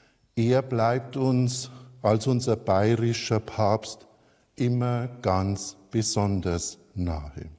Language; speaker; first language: German; native; German